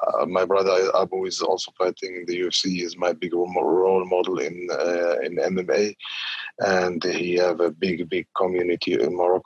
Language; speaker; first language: English; non-native, fluent; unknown